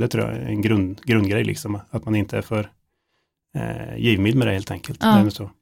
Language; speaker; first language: Swedish; native; Swedish